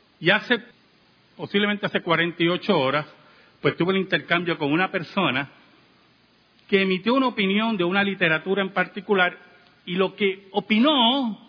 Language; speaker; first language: Spanish; native; Spanish